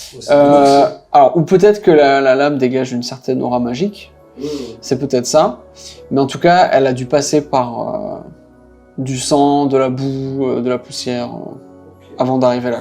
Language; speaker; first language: French; native; French